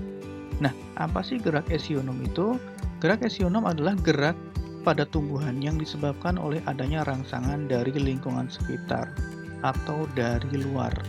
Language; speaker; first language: Indonesian; native; Indonesian